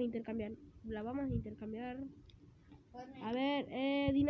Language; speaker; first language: Spanish; native; Spanish